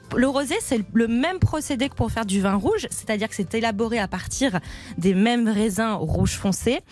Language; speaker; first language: French; native; French